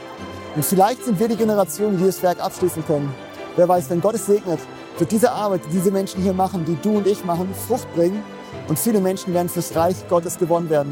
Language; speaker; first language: German; native; German